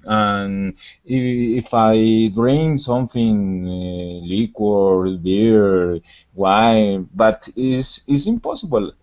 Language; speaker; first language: English; non-native, learner; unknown